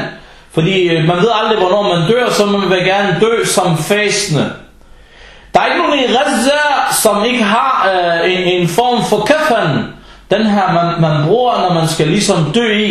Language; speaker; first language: Danish; non-native, fluent; Arabic